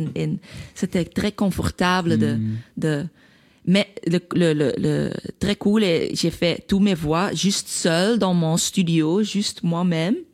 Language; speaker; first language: French; non-native, local second language; Dutch